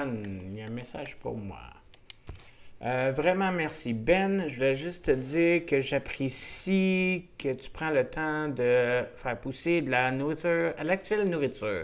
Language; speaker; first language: French; native; French